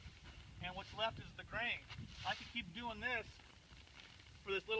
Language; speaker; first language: English; native; English